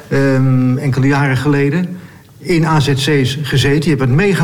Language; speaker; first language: Dutch; native; Dutch